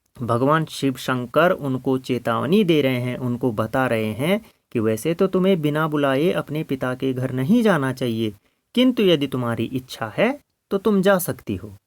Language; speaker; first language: Hindi; native; Hindi